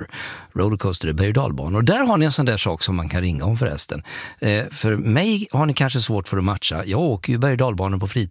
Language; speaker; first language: Swedish; native; Swedish